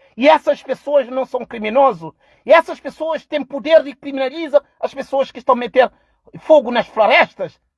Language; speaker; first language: Portuguese; non-native, local second language; Kabuverdianu